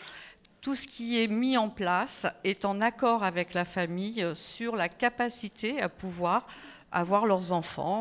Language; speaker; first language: French; native; French